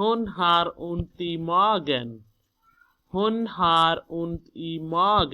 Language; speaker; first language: Swedish; non-native, learner; Urdu